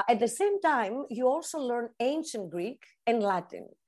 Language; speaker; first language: English; non-native, fluent; Greek